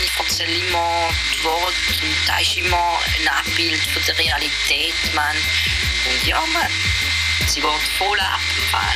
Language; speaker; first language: German; native; German